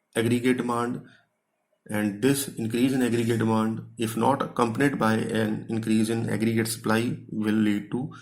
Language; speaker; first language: English; non-native, local second language; Punjabi